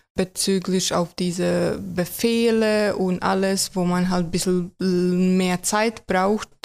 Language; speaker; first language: German; non-native, fluent; Croatian